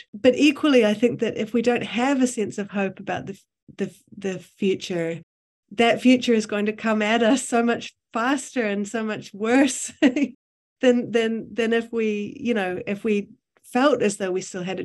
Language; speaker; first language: English; native; English